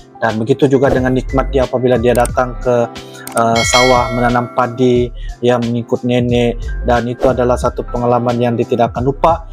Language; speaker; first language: Malay; native; Malay